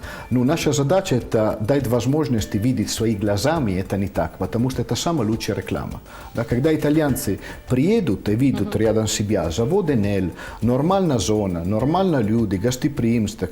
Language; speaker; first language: Russian; non-native, fluent; Italian